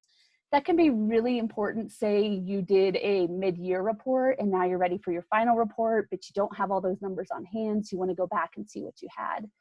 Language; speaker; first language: English; native; English